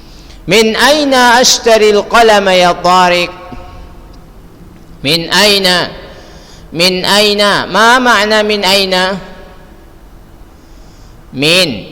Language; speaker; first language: Arabic; non-native, fluent; Indonesian